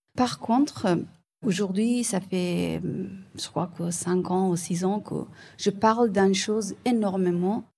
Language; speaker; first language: French; non-native, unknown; Persian